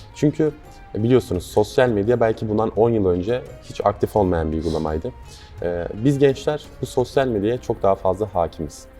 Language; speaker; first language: Turkish; native; Turkish